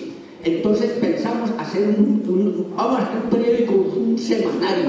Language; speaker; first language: Spanish; native; Spanish